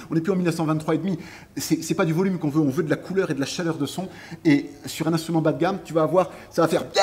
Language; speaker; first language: French; native; French